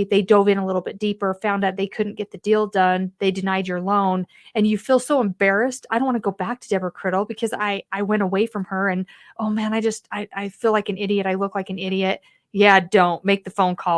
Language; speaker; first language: English; native; English